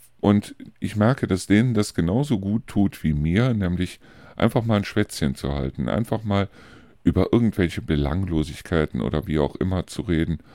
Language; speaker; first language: German; native; German